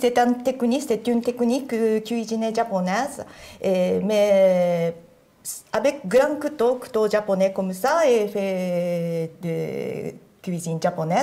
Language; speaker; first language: French; non-native, learner; Japanese